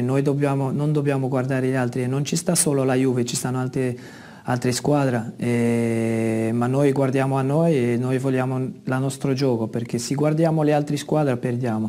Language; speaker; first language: Italian; non-native, fluent; Dutch